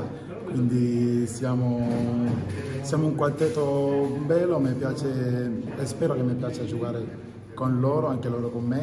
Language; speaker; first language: Italian; non-native, learner; Spanish